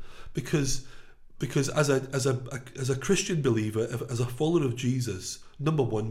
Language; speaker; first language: English; native; English